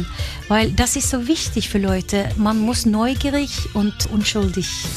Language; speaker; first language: German; non-native, fluent; Norwegian